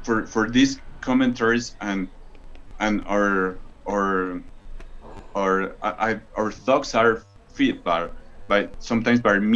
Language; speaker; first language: English; non-native, learner; Spanish